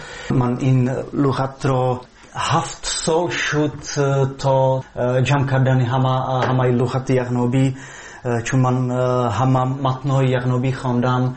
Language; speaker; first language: Persian; non-native, fluent; Czech